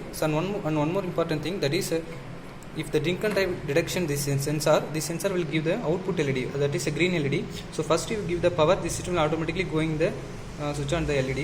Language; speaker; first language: English; non-native, local second language; Tamil